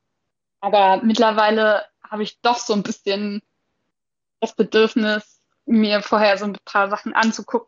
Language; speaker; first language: German; native; German